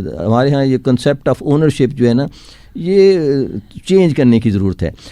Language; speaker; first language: Urdu; non-native, local second language; Punjabi